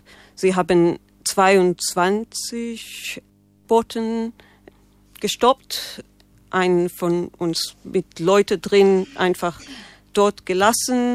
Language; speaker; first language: German; non-native, learner; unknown